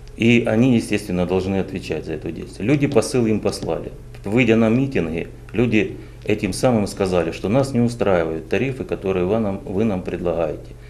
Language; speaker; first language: Russian; native; Russian